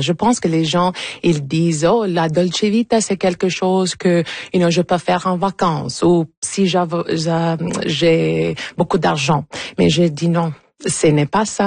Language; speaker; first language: French; non-native, local second language; English